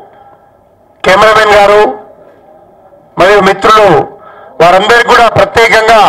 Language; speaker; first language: Telugu; native; Telugu